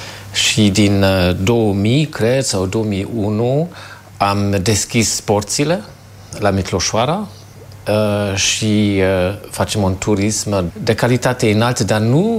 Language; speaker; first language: Romanian; non-native, fluent; German